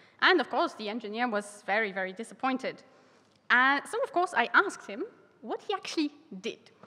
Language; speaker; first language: English; non-native, fluent; Polish